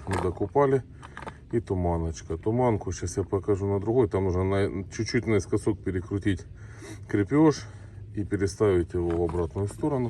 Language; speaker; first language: Russian; native; Russian